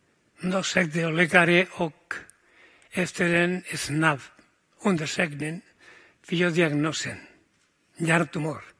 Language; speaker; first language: Swedish; non-native, fluent; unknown